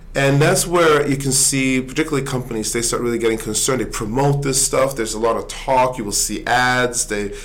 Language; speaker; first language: English; early bilingual, other home language; Swedish